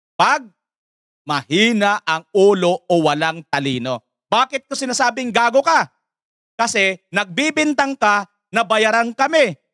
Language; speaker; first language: Filipino; native; Filipino